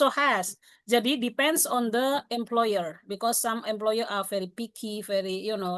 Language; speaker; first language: English; non-native, learner; Indonesian